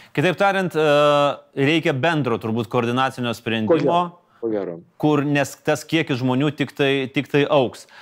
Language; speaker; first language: Lithuanian; native; Lithuanian